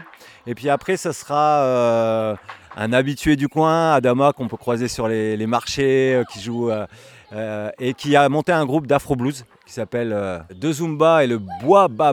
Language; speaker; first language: French; native; French